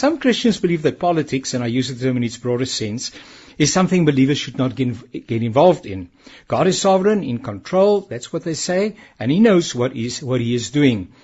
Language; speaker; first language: English; non-native, local second language; Afrikaans